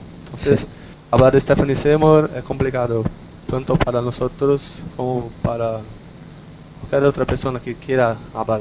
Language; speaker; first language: Portuguese; non-native, learner; Spanish